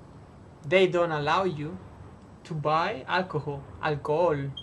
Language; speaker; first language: English; non-native, fluent; Spanish